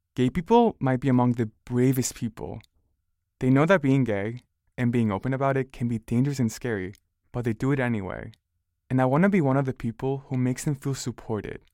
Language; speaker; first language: English; early bilingual, other home language; Spanish